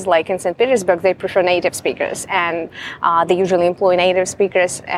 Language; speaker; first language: English; non-native, fluent; Russian